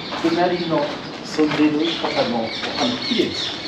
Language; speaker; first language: Japanese; non-native, learner; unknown